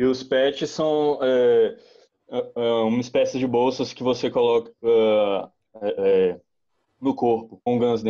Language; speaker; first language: Spanish; non-native, learner; Portuguese